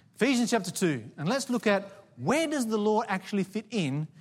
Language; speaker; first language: English; native; English